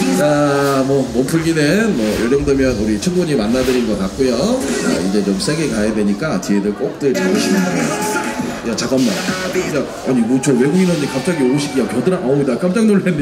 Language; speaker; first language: Korean; native; Korean